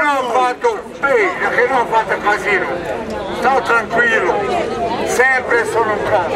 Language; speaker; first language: Italian; non-native, learner; Romanian